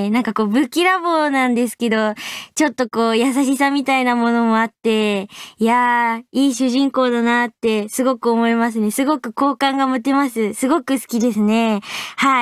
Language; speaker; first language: Japanese; native; Japanese